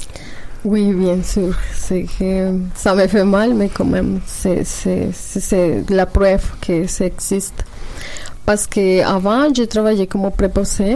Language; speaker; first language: French; non-native, learner; Spanish